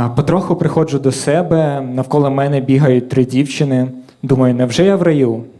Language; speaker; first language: Ukrainian; native; Ukrainian